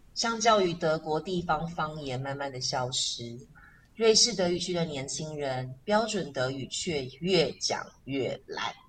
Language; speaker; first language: Chinese; native; Chinese